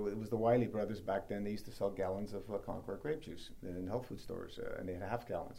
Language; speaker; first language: English; native; English